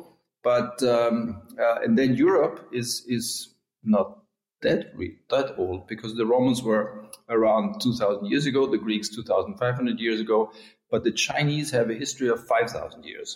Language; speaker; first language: English; non-native, fluent; German